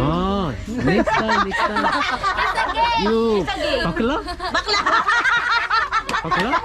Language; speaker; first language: English; non-native, learner; Korean